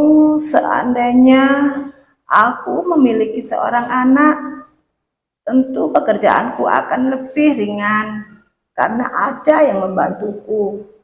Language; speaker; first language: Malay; non-native, local second language; Javanese